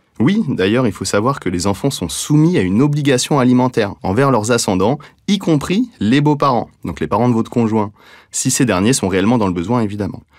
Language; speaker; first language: French; native; French